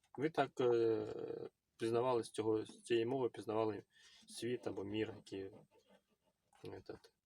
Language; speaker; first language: Ukrainian; native; Ukrainian